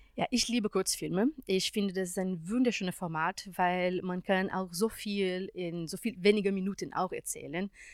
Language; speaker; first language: German; non-native, fluent; Portuguese